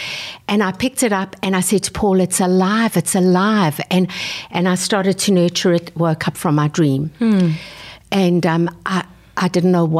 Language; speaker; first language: English; native; English